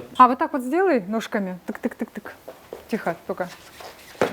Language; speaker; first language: Russian; non-native, local second language; Kyrgyz